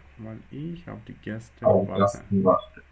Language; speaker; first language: German; non-native, fluent; Ukrainian